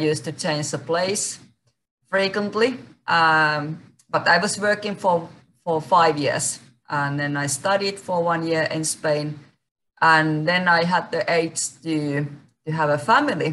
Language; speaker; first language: English; non-native, fluent; Finnish